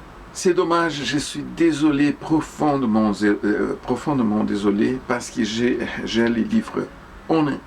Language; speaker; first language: French; non-native, fluent; Portuguese